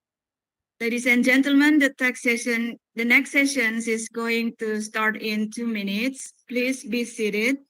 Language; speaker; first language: English; non-native, fluent; Indonesian